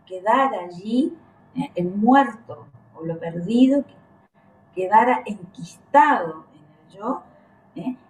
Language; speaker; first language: Spanish; native; Spanish